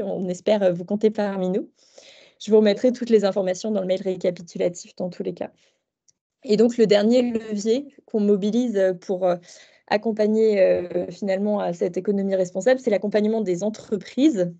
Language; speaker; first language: French; native; French